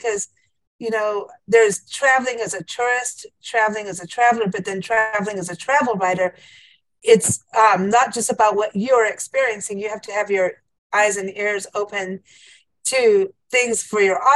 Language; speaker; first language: English; native; English